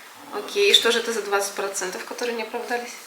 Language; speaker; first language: Russian; native; Russian